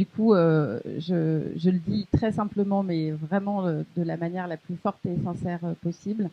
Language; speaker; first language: French; native; French